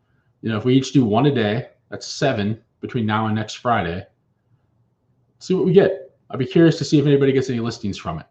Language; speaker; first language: English; native; English